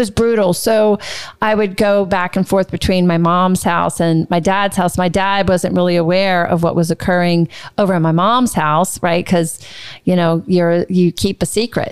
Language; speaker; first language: English; native; English